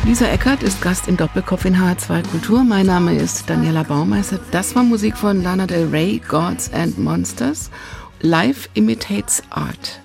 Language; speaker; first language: German; native; German